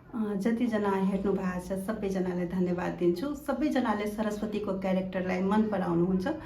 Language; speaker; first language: Nepali; non-native, local second language; Maithili